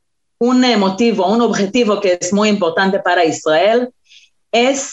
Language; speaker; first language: Spanish; non-native, fluent; Hebrew